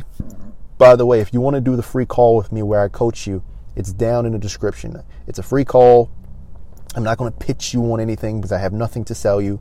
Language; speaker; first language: English; native; English